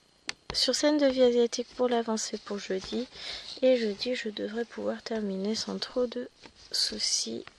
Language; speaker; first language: French; native; French